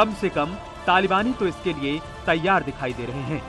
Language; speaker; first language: Hindi; native; Hindi